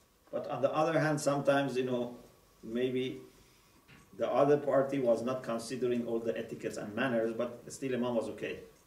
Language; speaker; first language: English; non-native, fluent; Persian